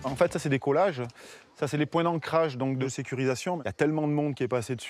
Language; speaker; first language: French; native; French